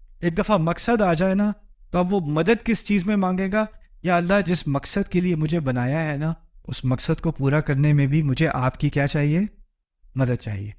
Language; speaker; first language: Urdu; early bilingual, heritage; Urdu